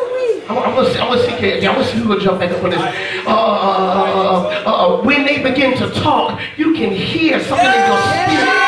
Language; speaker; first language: English; native; English